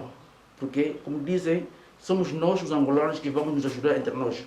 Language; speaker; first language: Portuguese; native; Portuguese